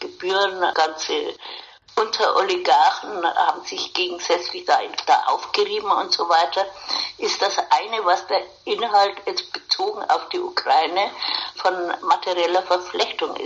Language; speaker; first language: German; native; German